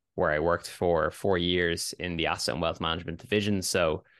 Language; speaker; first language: English; native; English